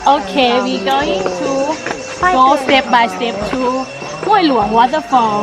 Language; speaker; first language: English; non-native, learner; Thai